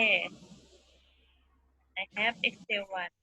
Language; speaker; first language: English; non-native, learner; Thai